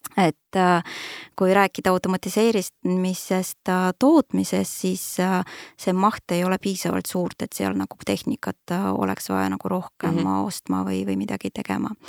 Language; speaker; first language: Estonian; non-native, local second language; Russian